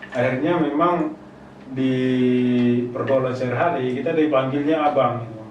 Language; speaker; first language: Indonesian; native; Indonesian